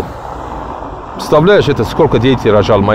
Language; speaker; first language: Russian; non-native, learner; Turkish